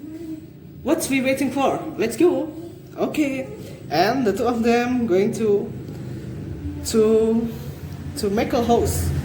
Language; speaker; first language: English; non-native, learner; Indonesian